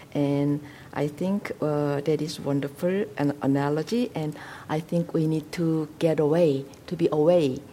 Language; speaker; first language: English; non-native, fluent; Korean